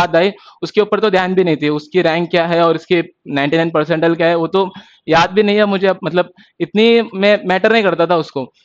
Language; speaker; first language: Hindi; non-native, local second language; Marathi